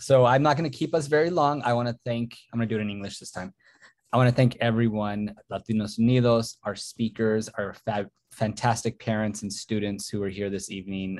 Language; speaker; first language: English; early bilingual, other home language; Spanish